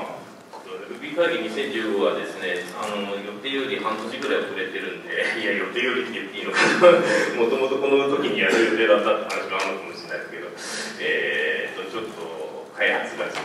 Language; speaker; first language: Japanese; native; Japanese